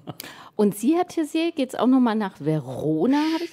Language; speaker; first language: German; native; German